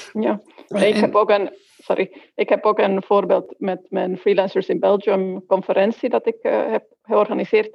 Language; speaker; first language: Dutch; non-native, fluent; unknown